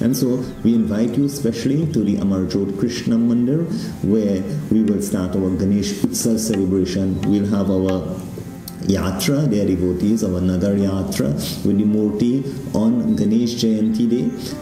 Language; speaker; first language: English; native; English